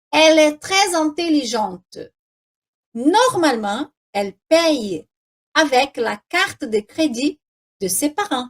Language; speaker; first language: French; non-native, fluent; Portuguese